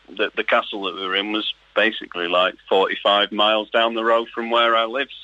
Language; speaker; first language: English; native; English